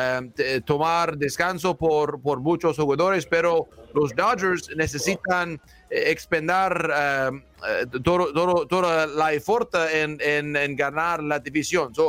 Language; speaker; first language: Spanish; non-native, learner; English